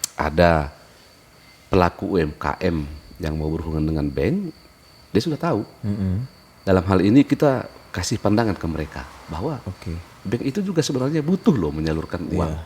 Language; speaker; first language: Indonesian; native; Indonesian